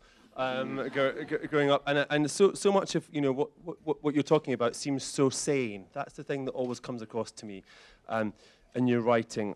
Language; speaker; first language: English; native; English